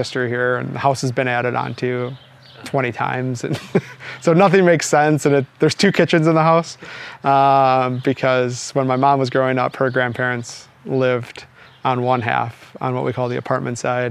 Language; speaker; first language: English; native; English